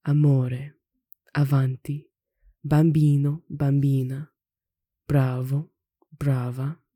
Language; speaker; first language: Italian; non-native, learner; English